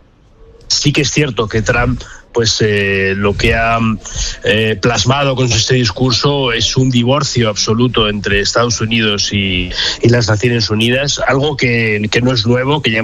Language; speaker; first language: Spanish; native; Spanish